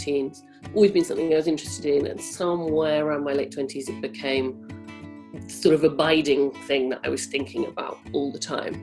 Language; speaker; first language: English; native; English